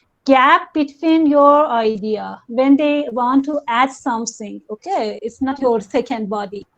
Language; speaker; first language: English; non-native, learner; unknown